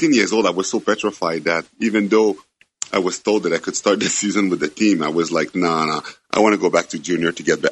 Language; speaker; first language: English; non-native, fluent; French